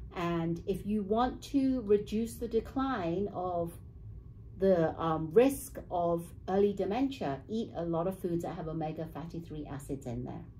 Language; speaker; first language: English; native; English